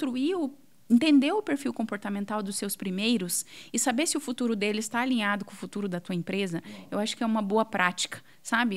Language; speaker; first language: Portuguese; native; Portuguese